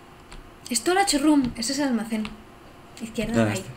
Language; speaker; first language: Spanish; native; Spanish